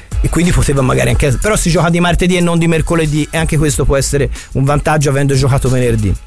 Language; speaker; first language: Italian; native; Italian